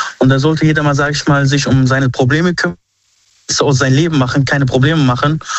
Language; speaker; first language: German; early bilingual, other home language; Arabic